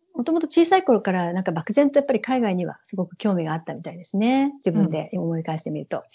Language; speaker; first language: Japanese; native; Japanese